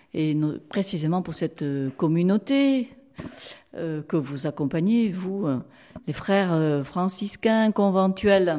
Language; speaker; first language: French; native; French